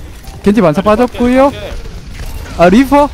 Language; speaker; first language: Korean; native; Korean